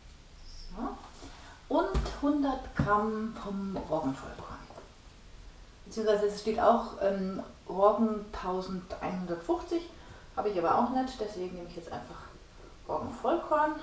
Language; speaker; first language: German; native; German